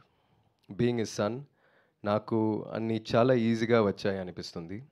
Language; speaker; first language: Telugu; non-native, learner; Tamil